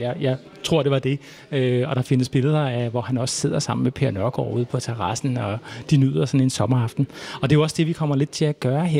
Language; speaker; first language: Danish; native; Danish